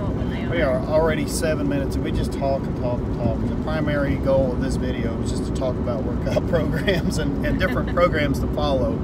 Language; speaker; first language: English; native; English